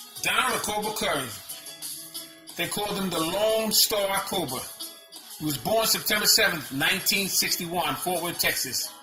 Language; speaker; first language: English; native; English